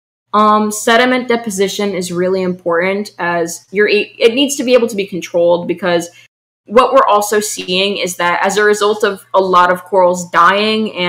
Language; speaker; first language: English; native; English